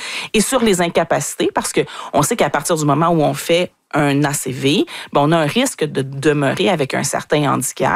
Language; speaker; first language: French; native; French